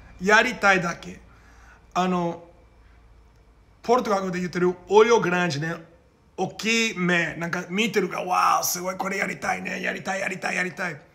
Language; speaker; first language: Japanese; non-native, learner; Portuguese